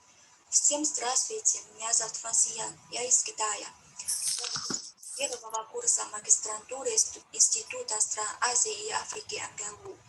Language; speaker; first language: Russian; non-native, fluent; Chinese